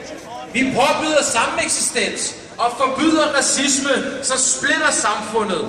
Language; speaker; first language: Danish; early bilingual, other home language; Arabic